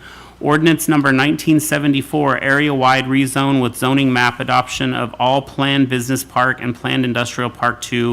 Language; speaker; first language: English; native; English